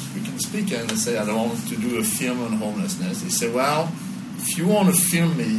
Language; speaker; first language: English; non-native, fluent; French